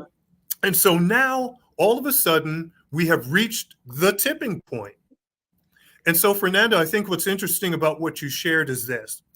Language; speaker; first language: English; native; English